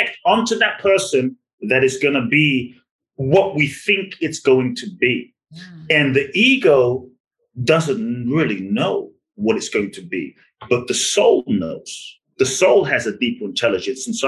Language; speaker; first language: English; native; English